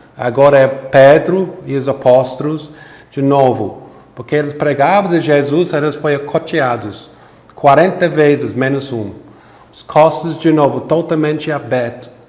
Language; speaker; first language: Portuguese; non-native, fluent; English